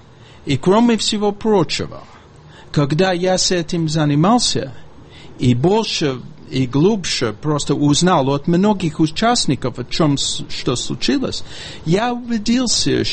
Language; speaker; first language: Russian; non-native, fluent; English